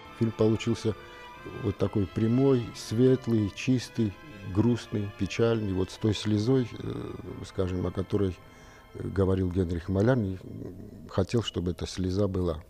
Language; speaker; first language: Russian; non-native, local second language; Armenian